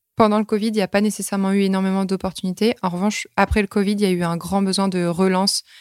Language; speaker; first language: French; native; French